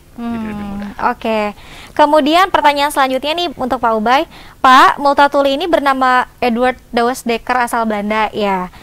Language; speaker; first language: Indonesian; native; Indonesian